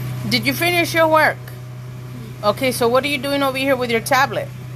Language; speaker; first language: English; early bilingual, other home language; Spanish